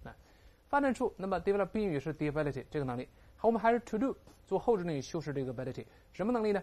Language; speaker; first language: Chinese; native; Chinese